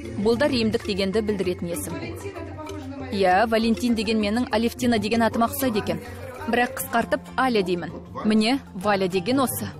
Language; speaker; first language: Kazakh; non-native, local second language; Russian